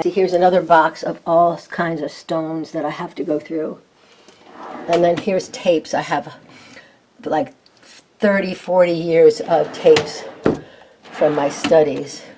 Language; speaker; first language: English; native; English